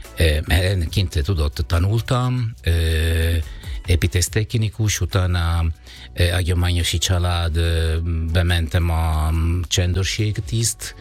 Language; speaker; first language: Hungarian; non-native, fluent; Italian